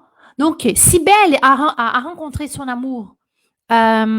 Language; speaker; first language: French; non-native, fluent; Portuguese